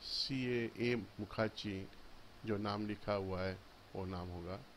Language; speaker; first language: Hindi; non-native, local second language; Bangla